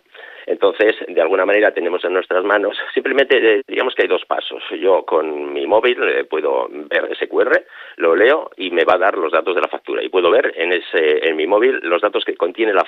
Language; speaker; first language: Spanish; native; Spanish